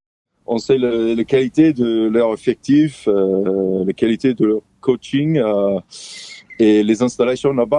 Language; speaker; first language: French; non-native, fluent; English